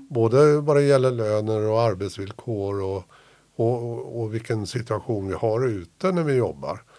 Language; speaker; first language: Swedish; native; Swedish